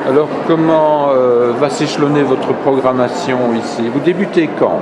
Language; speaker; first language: French; native; French